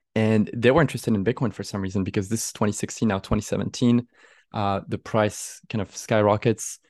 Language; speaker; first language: English; non-native, fluent; French